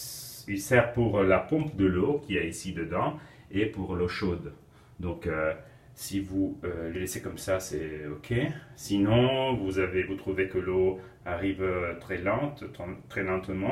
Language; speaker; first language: French; non-native, fluent; Italian